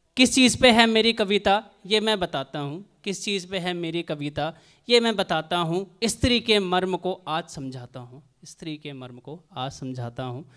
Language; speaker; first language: Hindi; native; Hindi